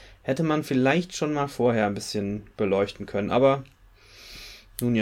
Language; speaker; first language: German; native; German